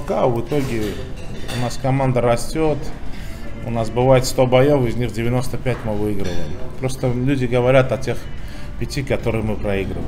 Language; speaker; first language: Russian; native; Russian